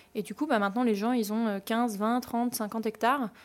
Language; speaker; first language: French; native; French